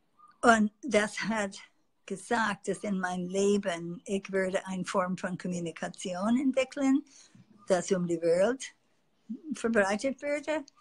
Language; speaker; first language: German; non-native, fluent; English